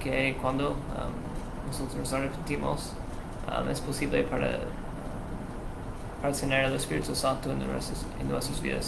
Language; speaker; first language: Spanish; non-native, learner; English